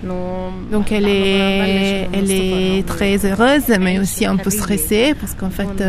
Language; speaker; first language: French; non-native, local second language; Arabic